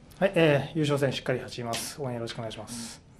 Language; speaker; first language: Japanese; native; Japanese